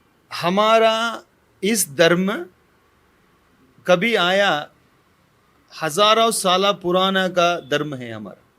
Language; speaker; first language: Hindi; non-native, local second language; Tamil